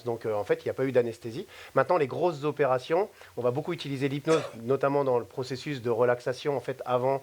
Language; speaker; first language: French; native; French